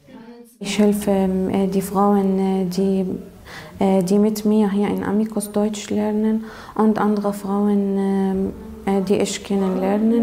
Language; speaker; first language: German; non-native, learner; Arabic